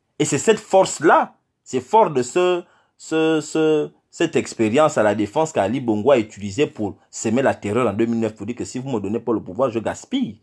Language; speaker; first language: French; non-native, local second language; Fang